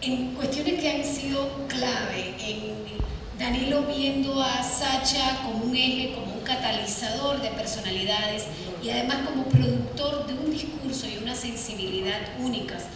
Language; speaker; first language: Spanish; native; Spanish